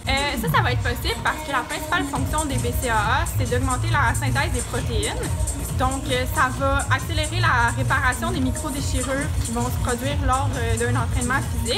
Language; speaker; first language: French; native; French